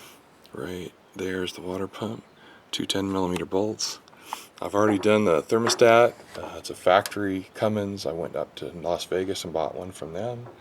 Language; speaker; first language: English; native; English